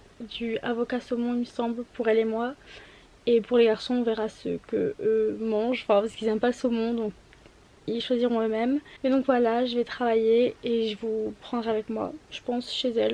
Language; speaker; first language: French; native; French